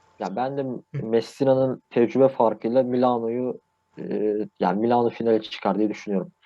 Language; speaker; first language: Turkish; native; Turkish